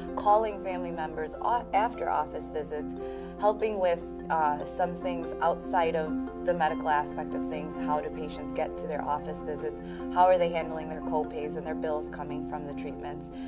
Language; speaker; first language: English; native; English